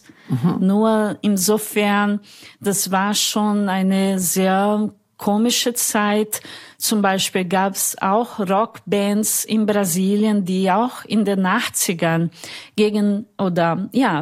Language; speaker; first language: German; non-native, fluent; Portuguese